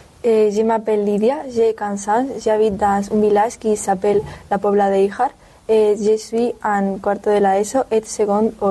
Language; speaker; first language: French; non-native, learner; Spanish